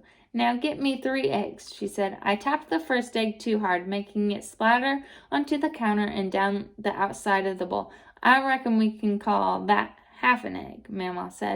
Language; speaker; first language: English; native; English